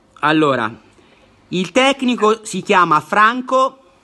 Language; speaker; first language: Italian; native; Italian